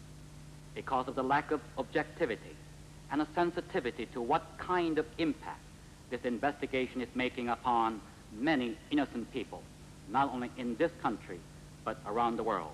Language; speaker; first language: English; non-native, local second language; Korean